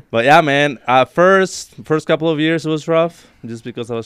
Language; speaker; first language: English; non-native, fluent; Spanish